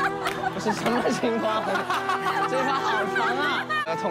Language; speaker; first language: Chinese; native; Chinese